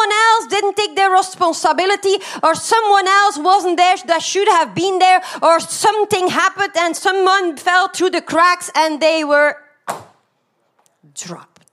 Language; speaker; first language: English; non-native, fluent; Dutch